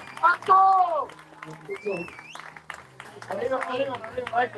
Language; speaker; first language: Italian; native; Italian